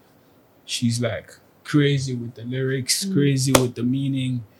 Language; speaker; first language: English; non-native, local second language; Akan